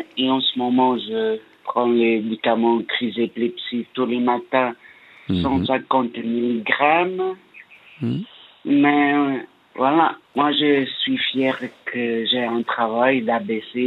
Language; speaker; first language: French; non-native, learner; Portuguese